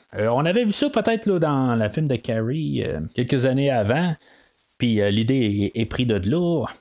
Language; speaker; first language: French; native; French